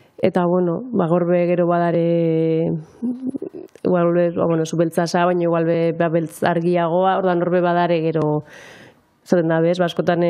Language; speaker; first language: Basque; native; Basque